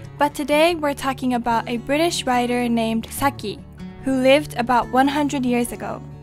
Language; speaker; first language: English; early bilingual, other home language; Japanese